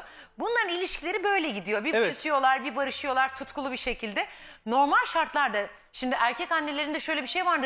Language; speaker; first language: Turkish; native; Turkish